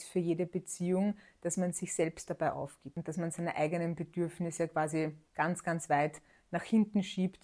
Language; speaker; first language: German; native; German